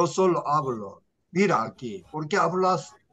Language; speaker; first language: Spanish; non-native, learner; Korean